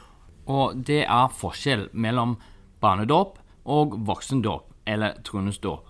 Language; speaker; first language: Norwegian; non-native, fluent; English